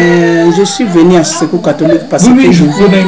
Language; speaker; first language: French; non-native, learner; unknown